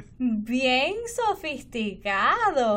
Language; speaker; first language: Spanish; non-native, fluent; English